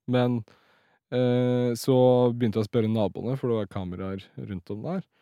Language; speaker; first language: Norwegian; early bilingual, other home language; Riffian